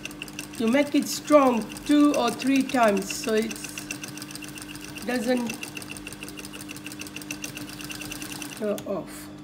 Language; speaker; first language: English; non-native, fluent; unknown